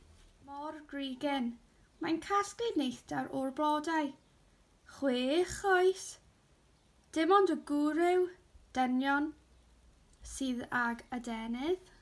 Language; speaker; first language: Welsh; non-native, local second language; English